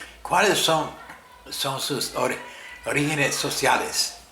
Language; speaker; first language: Spanish; non-native, fluent; English